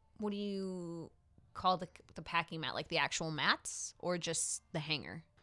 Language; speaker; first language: English; native; English